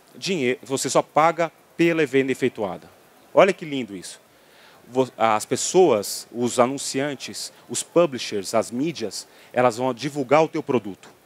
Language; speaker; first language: Portuguese; native; Portuguese